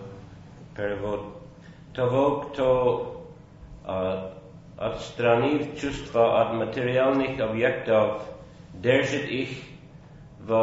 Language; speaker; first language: Russian; non-native, fluent; English